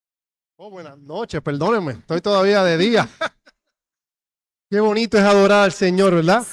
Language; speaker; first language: Spanish; native; Spanish